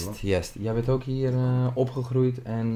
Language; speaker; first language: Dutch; early bilingual, other home language; Bosnian